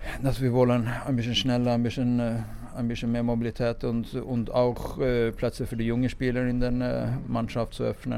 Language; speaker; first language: German; non-native, fluent; Swedish